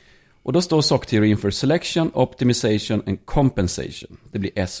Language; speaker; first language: Swedish; native; Swedish